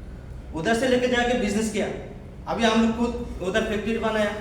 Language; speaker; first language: Hindi; non-native, fluent; Bangla